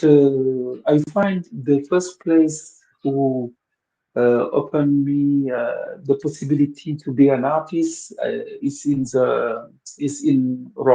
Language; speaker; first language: English; non-native, fluent; Wolof